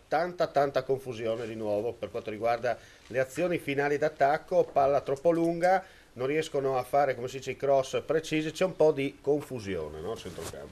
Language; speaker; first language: Italian; native; Italian